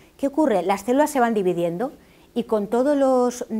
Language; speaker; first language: Spanish; native; Spanish